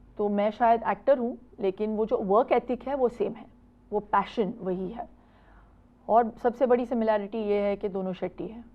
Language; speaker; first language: Hindi; non-native, local second language; Tulu